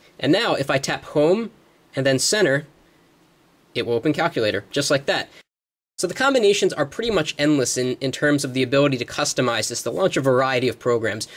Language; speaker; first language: English; native; English